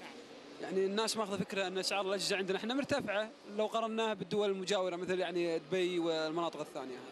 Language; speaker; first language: Arabic; native; Arabic